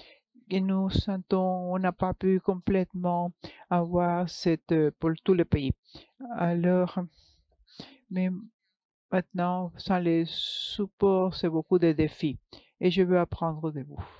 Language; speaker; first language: French; non-native, fluent; English